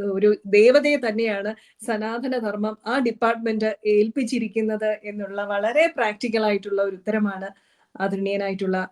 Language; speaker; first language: Malayalam; native; Malayalam